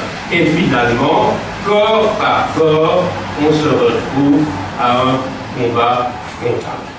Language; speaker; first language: French; native; French